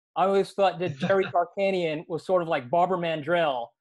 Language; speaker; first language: English; native; English